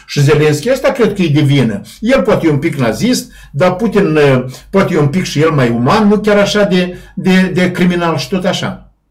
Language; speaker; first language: Romanian; native; Romanian